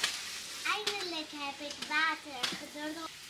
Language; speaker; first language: Dutch; early bilingual, other home language; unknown